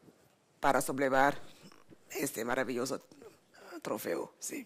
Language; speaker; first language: Spanish; non-native, fluent; French